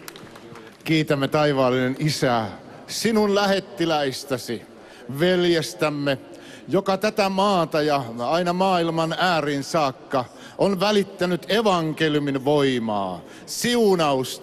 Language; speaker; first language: Finnish; native; Finnish